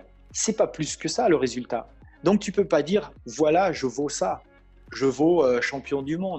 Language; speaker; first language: French; native; French